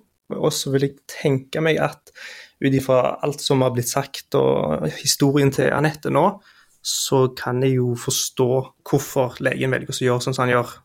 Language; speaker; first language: Norwegian; native; Norwegian